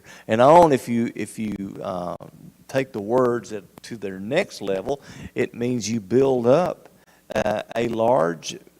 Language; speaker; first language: English; native; English